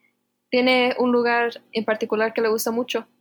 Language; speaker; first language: Spanish; early bilingual, heritage; Spanish